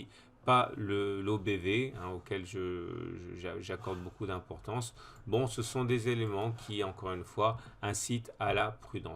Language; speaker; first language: French; native; French